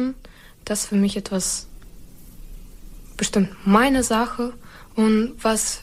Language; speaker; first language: German; non-native, fluent; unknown